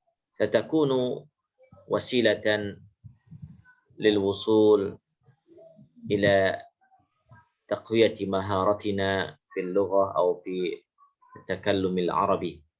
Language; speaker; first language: Arabic; non-native, fluent; Indonesian